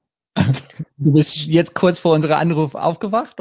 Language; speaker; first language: German; non-native, learner; English